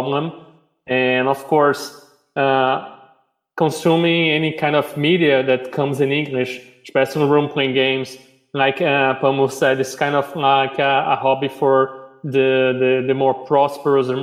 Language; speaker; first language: English; non-native, fluent; Portuguese